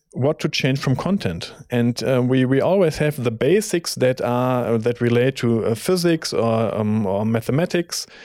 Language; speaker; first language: English; non-native, fluent; German